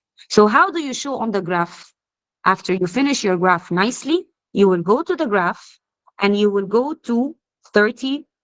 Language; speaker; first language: English; non-native, fluent; Arabic